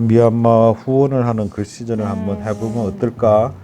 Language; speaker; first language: Korean; native; Korean